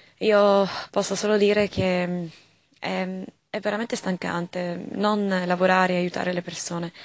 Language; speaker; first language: Italian; early bilingual, other home language; Arabic